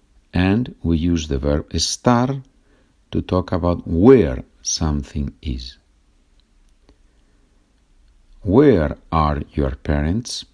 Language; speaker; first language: English; non-native, fluent; Spanish